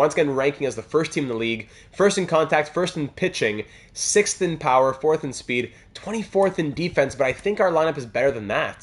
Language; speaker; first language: English; native; English